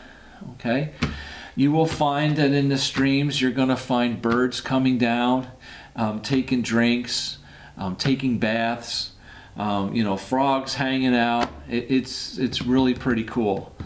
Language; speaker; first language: English; native; English